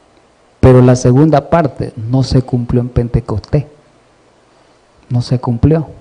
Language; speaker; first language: Spanish; native; Spanish